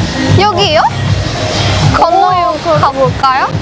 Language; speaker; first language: Korean; non-native, learner; Vietnamese